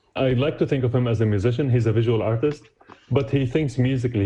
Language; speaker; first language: English; non-native, fluent; Arabic